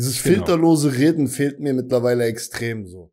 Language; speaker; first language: German; native; German